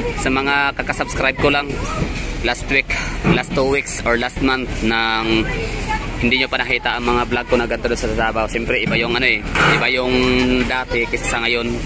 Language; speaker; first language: Filipino; non-native, local second language; Cebuano